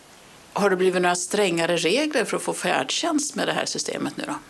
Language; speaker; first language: Swedish; native; Swedish